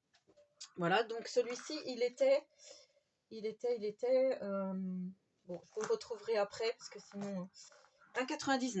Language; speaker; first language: French; native; French